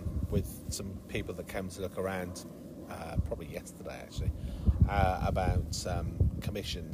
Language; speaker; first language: English; native; English